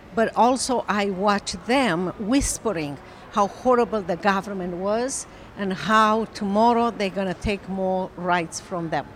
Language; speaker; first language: English; non-native, fluent; Romanian